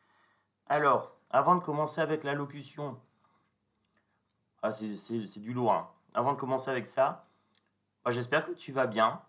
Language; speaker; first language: French; native; French